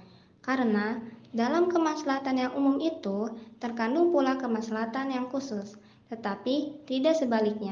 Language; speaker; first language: Indonesian; native; Indonesian